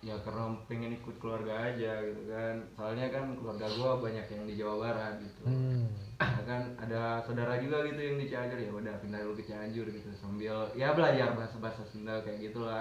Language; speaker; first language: Malay; native; Malay